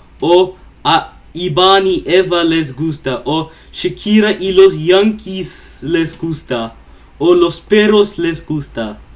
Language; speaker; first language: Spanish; non-native, learner; English